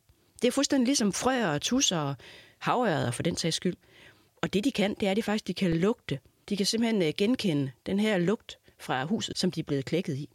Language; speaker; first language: Danish; native; Danish